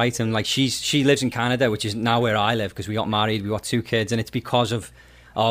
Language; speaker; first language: English; native; English